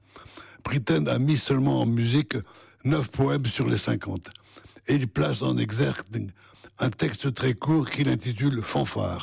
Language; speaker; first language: French; native; French